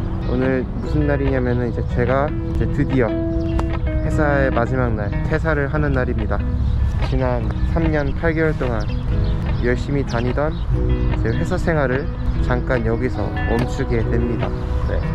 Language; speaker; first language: Korean; native; Korean